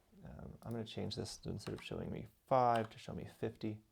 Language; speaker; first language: English; native; English